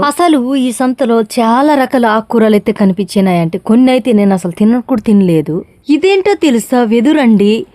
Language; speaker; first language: Telugu; non-native, local second language; Koya